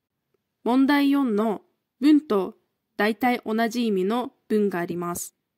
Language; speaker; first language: Japanese; non-native, fluent; Kyrgyz